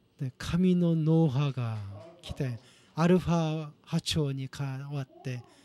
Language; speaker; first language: Japanese; non-native, fluent; Korean